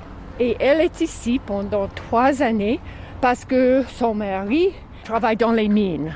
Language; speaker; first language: French; non-native, fluent; English